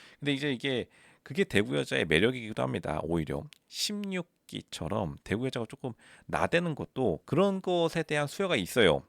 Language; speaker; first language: Korean; native; Korean